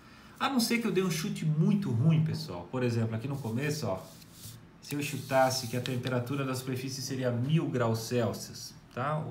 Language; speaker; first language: Portuguese; native; Portuguese